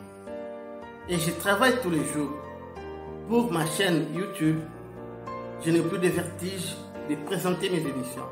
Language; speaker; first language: French; non-native, local second language; Lingala